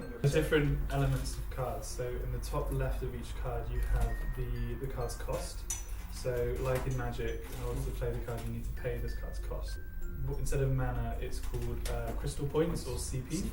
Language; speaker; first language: English; native; English